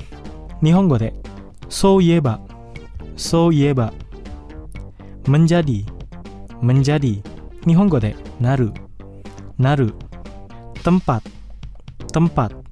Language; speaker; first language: Japanese; non-native, fluent; Indonesian